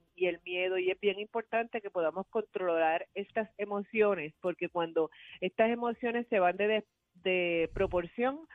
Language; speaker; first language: Spanish; native; Spanish